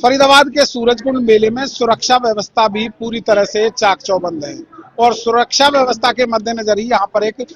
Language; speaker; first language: Hindi; native; Hindi